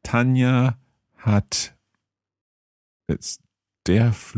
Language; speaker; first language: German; non-native, learner; English